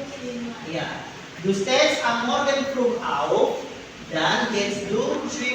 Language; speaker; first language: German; non-native, fluent; Indonesian